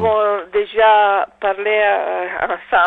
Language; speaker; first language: French; non-native, learner; Italian